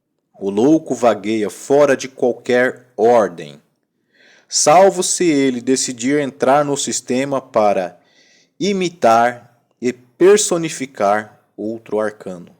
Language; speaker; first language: Portuguese; native; Portuguese